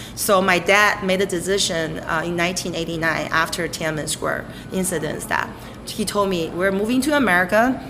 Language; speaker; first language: English; non-native, fluent; Chinese